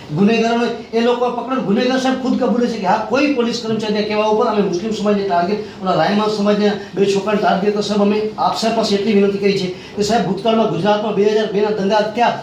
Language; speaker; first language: Gujarati; non-native, local second language; Kachhi